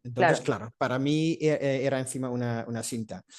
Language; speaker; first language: Spanish; non-native, fluent; Dutch